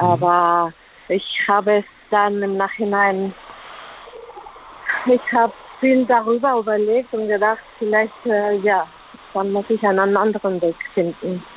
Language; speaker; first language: German; non-native, learner; Spanish